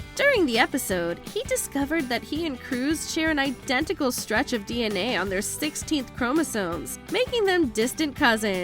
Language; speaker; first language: English; native; English